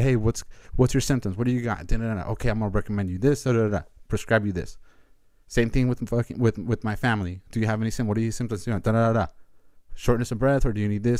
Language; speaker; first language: English; early bilingual, other home language; Spanish